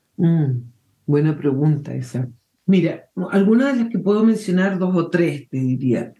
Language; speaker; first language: Spanish; early bilingual, heritage; Spanish